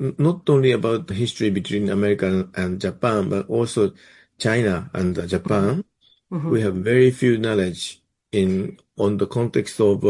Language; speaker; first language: English; non-native, fluent; Japanese